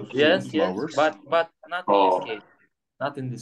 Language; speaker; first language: English; non-native, fluent; Kyrgyz